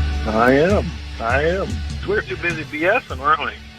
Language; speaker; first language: English; native; English